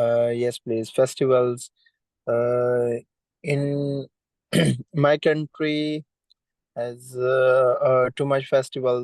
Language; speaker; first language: English; non-native, learner; Urdu